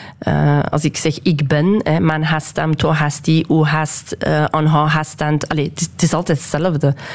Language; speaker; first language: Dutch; early bilingual, other home language; Persian